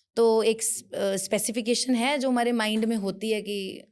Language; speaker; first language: Hindi; non-native, local second language; Punjabi